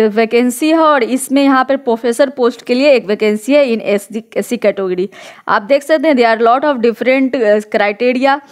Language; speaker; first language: Hindi; native; Hindi